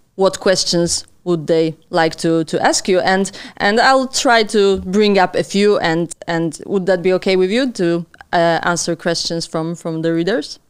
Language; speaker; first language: English; non-native, fluent; Polish